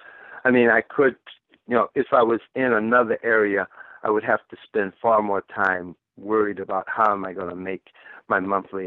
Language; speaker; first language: English; native; English